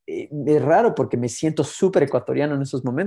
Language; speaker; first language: Spanish; early bilingual, heritage; Spanish